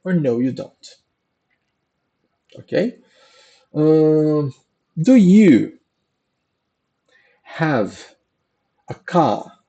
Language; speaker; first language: English; non-native, fluent; Portuguese